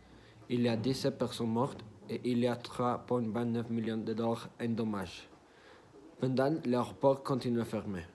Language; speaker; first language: French; non-native, learner; Spanish